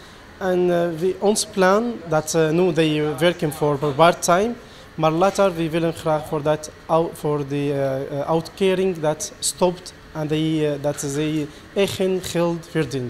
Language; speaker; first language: Dutch; non-native, learner; Arabic